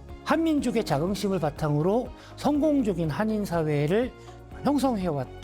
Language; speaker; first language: Korean; native; Korean